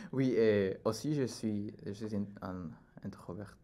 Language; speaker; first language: French; non-native, learner; Spanish